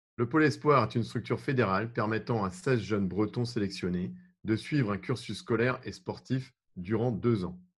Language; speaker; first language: French; native; French